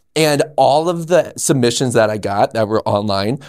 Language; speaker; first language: English; early bilingual, other home language; Polish